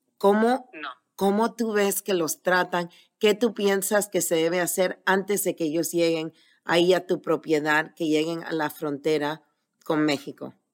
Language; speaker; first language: Spanish; native; Spanish